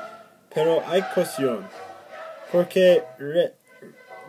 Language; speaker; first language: Spanish; non-native, learner; English